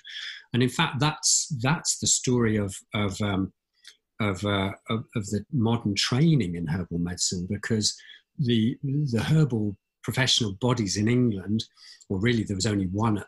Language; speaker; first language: English; native; English